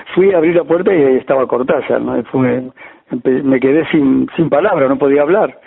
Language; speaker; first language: Spanish; native; Spanish